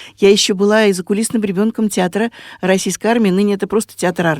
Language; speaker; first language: Russian; native; Russian